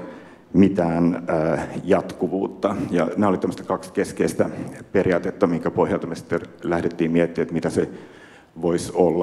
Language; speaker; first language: Finnish; native; Finnish